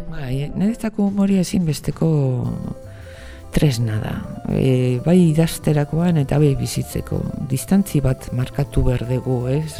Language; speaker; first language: Basque; non-native, local second language; Spanish